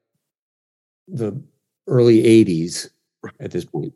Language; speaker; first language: English; native; English